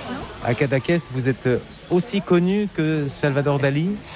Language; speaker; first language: French; native; French